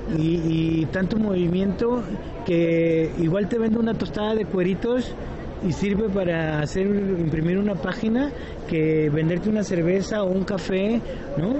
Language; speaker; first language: Spanish; native; Spanish